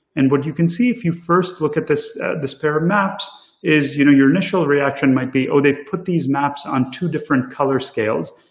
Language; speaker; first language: English; early bilingual, other home language; Tamil